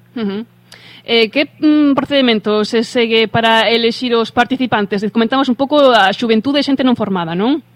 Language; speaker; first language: Galician; native; Galician